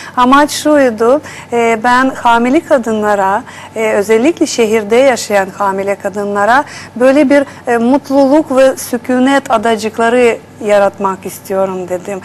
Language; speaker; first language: Turkish; non-native, fluent; Russian